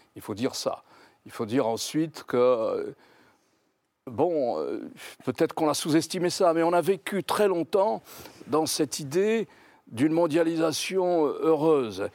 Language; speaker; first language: French; native; French